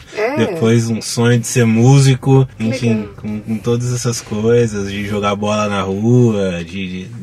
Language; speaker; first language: Portuguese; native; Portuguese